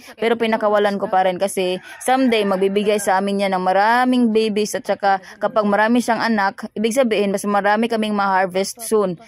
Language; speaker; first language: Filipino; non-native, local second language; Cebuano